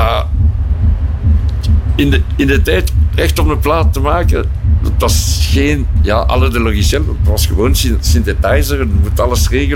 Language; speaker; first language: Dutch; non-native, local second language; French